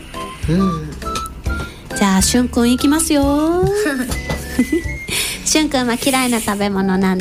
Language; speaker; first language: Japanese; native; Japanese